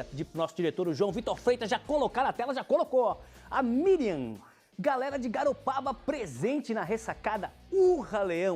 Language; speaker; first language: Portuguese; native; Portuguese